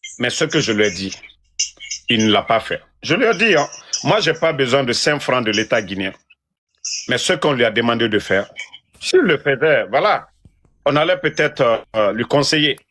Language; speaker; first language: French; non-native, local second language; Mandingo